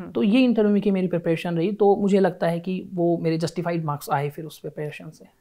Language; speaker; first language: Hindi; native; Hindi